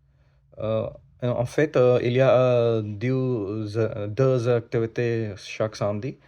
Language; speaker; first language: French; non-native, learner; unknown